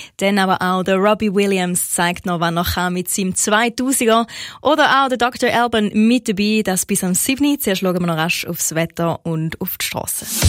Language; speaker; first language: German; native; German